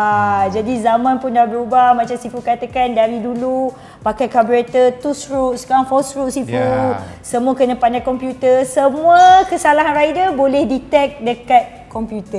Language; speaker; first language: Malay; native; Malay